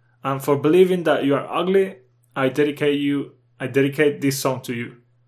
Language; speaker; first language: English; non-native, fluent; Spanish